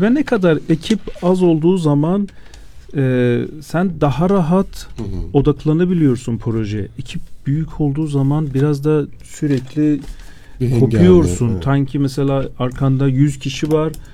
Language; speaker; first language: Turkish; non-native, fluent; Azerbaijani